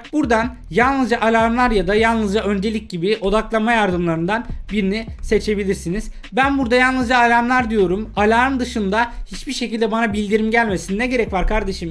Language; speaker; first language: Turkish; native; Turkish